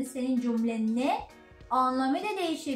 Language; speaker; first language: Turkish; non-native, learner; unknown